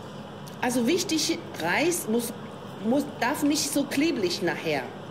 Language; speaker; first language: German; non-native, learner; Chinese